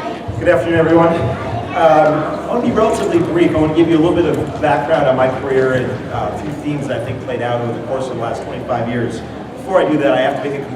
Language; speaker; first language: English; native; English